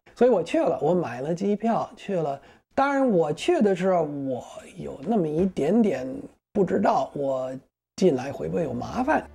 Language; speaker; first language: Chinese; non-native, fluent; English